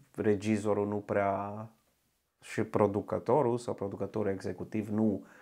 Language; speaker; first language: Romanian; early bilingual, heritage; Romanian